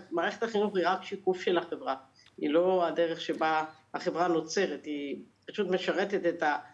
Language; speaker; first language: Hebrew; native; Hebrew